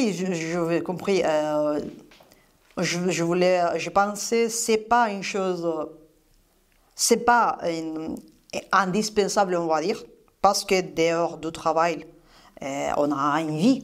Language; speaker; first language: French; non-native, fluent; Spanish